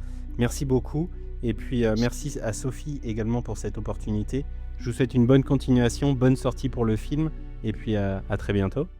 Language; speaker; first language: French; native; French